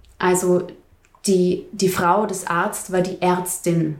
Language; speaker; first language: German; native; German